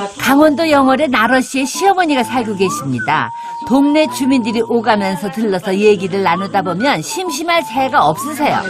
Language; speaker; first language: Korean; native; Korean